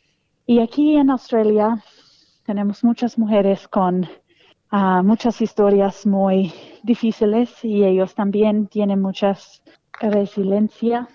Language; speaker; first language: Spanish; non-native, fluent; English